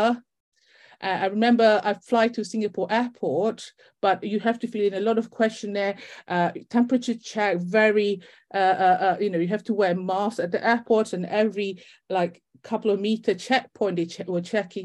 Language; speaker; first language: English; non-native, local second language; Malay